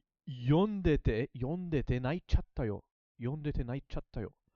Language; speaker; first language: Japanese; non-native, learner; English